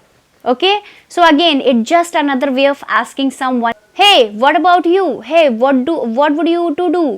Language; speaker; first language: English; non-native, fluent; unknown